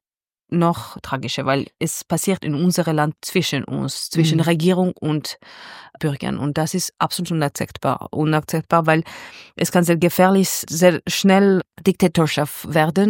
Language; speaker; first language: German; non-native, fluent; Georgian